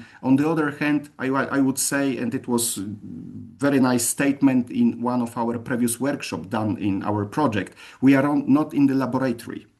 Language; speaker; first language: English; non-native, fluent; Polish